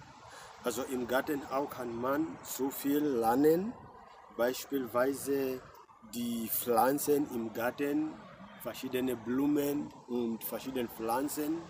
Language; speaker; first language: German; non-native, learner; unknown